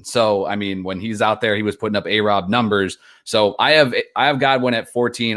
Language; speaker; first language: English; native; English